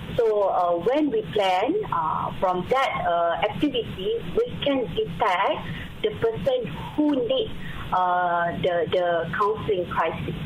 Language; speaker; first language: English; non-native, local second language; Malay